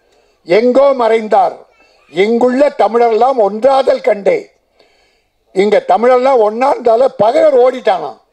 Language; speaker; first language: Tamil; native; Tamil